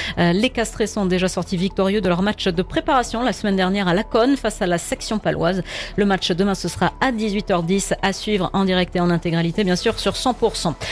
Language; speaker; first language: French; native; French